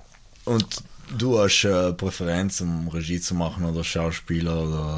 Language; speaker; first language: German; non-native, local second language; Italian